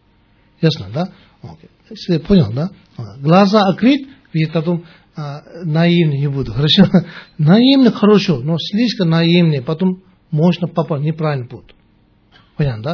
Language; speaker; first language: Russian; non-native, learner; Tibetan